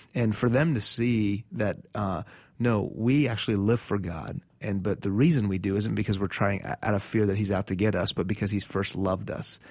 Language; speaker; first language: English; non-native, fluent; Persian